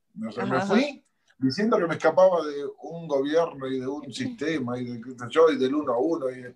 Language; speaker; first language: Spanish; native; Spanish